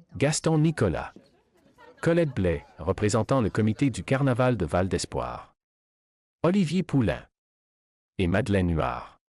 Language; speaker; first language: French; native; French